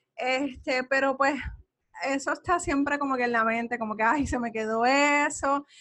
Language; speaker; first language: Spanish; native; Spanish